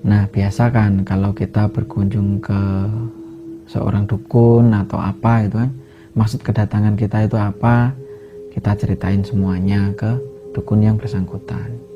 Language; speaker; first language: Indonesian; native; Indonesian